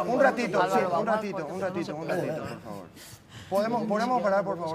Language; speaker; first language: Spanish; native; Spanish